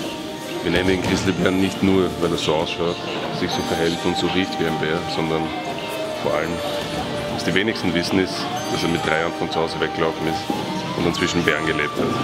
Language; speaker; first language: German; native; German